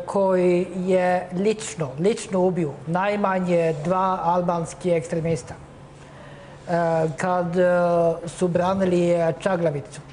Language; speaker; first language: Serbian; non-native, fluent; Norwegian